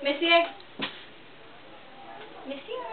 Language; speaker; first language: French; non-native, learner; English